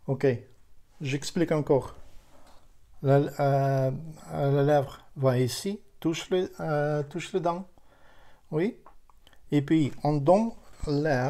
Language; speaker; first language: French; non-native, fluent; Ukrainian